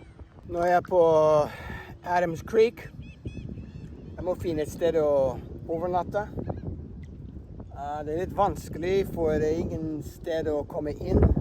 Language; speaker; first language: Norwegian; non-native, fluent; English